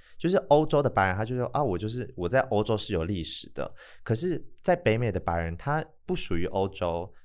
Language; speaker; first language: Chinese; native; Chinese